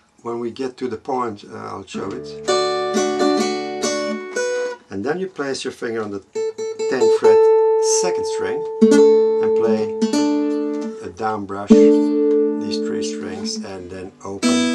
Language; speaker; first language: English; non-native, fluent; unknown